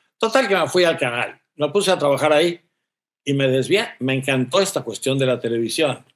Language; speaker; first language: Spanish; native; Spanish